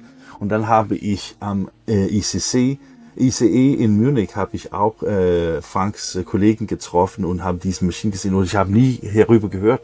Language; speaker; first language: German; non-native, learner; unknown